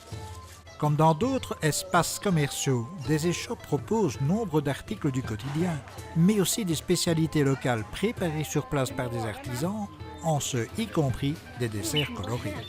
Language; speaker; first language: French; native; French